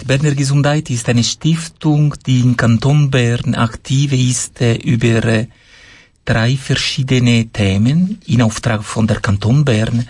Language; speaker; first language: German; non-native, fluent; Italian